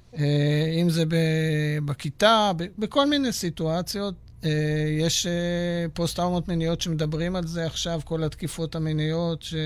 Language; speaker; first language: Hebrew; native; Hebrew